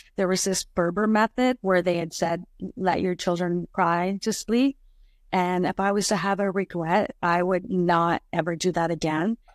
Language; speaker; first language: English; native; English